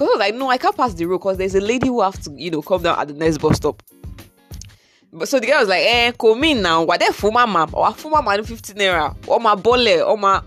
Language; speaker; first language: English; non-native, local second language; Yoruba